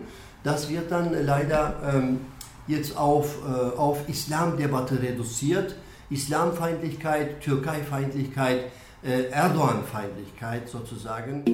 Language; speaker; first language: German; non-native, fluent; Turkish